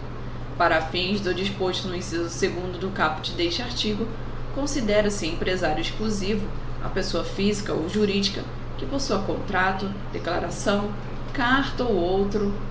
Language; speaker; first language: Portuguese; native; Portuguese